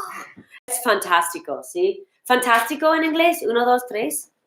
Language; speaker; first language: Spanish; non-native, fluent; English